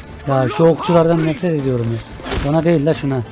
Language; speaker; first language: Turkish; native; Turkish